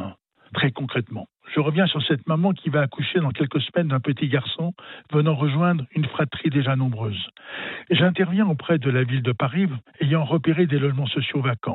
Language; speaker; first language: French; native; French